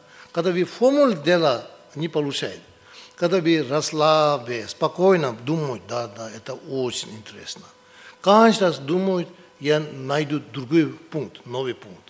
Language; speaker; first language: Russian; non-native, learner; Tibetan